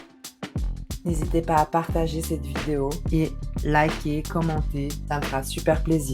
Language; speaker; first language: French; native; French